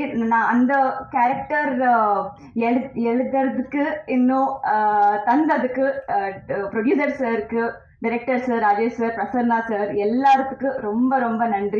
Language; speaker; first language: Tamil; non-native, learner; Telugu